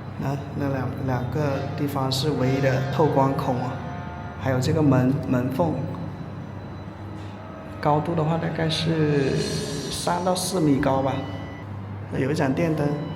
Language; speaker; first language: Chinese; native; Chinese